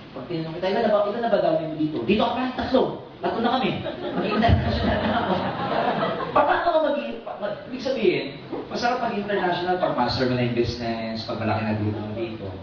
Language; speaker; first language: Filipino; native; Filipino